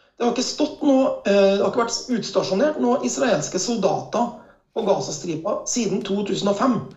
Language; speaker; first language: Norwegian; native; Norwegian